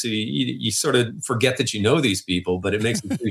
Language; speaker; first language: English; native; English